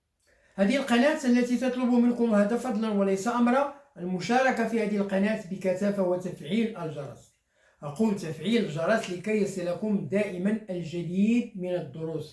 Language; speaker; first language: Arabic; native; Arabic